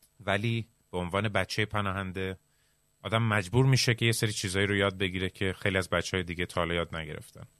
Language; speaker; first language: Persian; early bilingual, heritage; Persian